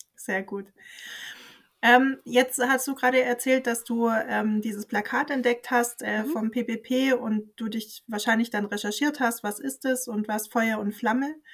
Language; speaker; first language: German; native; German